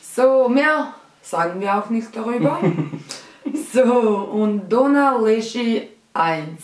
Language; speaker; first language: German; early bilingual, other home language; Albanian